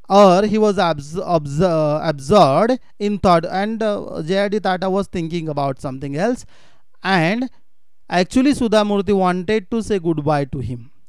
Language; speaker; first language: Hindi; non-native, local second language; Marathi